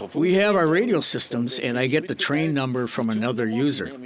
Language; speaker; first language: English; non-native, fluent; German